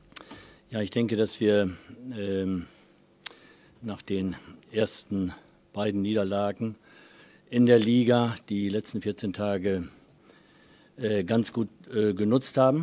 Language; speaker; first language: German; native; German